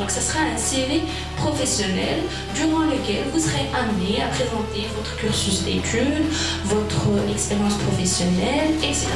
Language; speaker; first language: French; non-native, local second language; Arabic